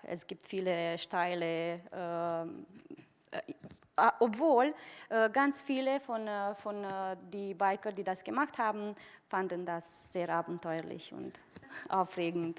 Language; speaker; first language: German; non-native, fluent; Romanian